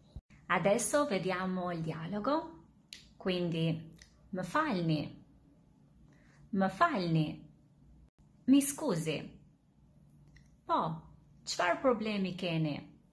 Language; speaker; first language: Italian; non-native, fluent; Albanian